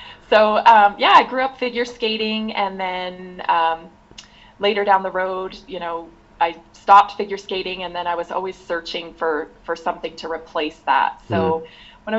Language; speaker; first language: English; native; English